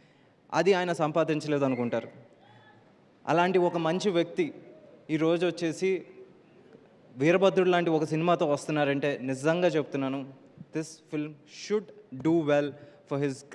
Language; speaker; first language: Telugu; native; Telugu